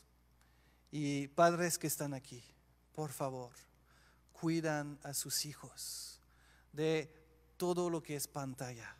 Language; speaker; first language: Spanish; non-native, fluent; French